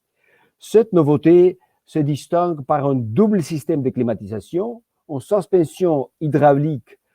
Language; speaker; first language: French; non-native, fluent; Georgian